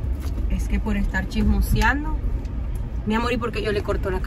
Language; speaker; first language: Spanish; native; Spanish